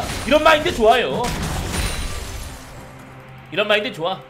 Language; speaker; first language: Korean; native; Korean